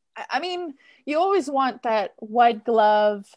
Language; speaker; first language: English; native; English